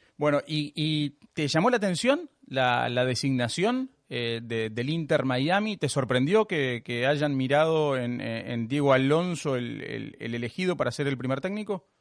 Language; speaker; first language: Spanish; native; Spanish